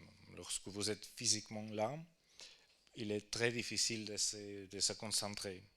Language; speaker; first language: French; non-native, fluent; Ukrainian